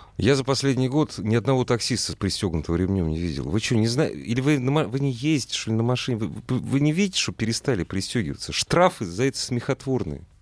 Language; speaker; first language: Russian; native; Russian